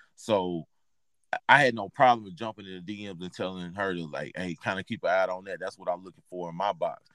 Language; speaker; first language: English; native; English